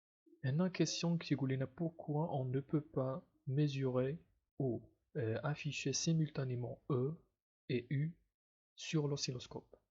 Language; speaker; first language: French; non-native, local second language; Arabic